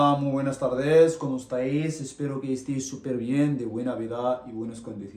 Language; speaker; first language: Spanish; non-native, local second language; Arabic